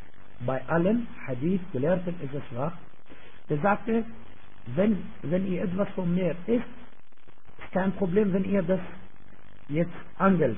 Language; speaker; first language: German; non-native, fluent; Arabic